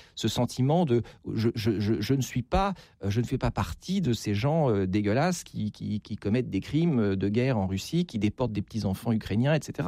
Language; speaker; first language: French; native; French